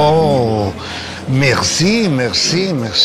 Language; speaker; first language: French; non-native, fluent; Italian